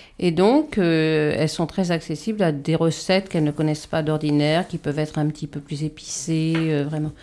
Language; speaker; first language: French; native; French